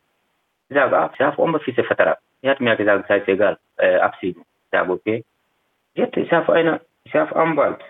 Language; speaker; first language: German; non-native, learner; Fula